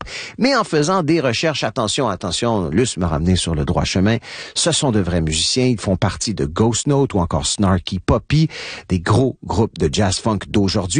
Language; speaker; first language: French; native; French